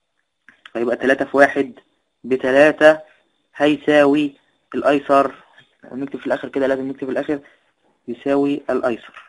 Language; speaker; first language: Arabic; native; Arabic